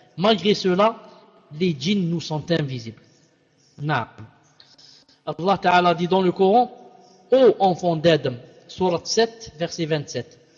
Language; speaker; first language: French; non-native, local second language; Arabic